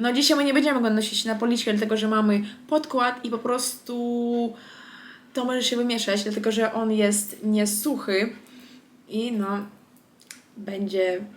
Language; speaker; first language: Polish; non-native, fluent; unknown